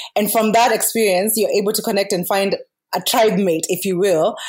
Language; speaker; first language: English; non-native, local second language; Kikuyu